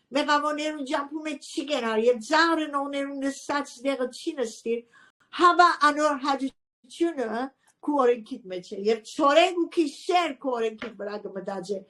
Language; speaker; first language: Armenian; early bilingual, heritage; Armenian